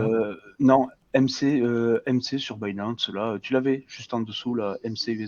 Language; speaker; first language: French; native; French